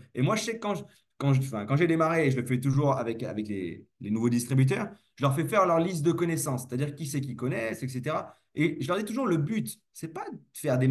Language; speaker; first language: French; native; French